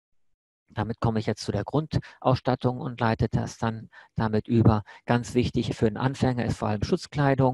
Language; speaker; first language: German; native; German